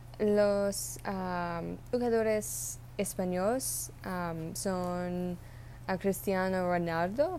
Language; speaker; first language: Spanish; non-native, learner; English